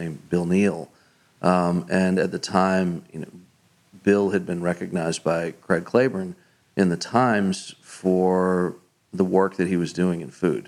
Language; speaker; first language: English; native; English